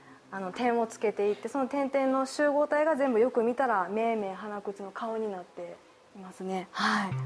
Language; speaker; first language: Japanese; native; Japanese